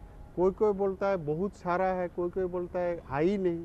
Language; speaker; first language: Urdu; non-native, local second language; Bangla